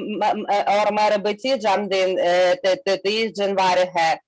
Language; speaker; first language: Hindi; non-native, learner; Russian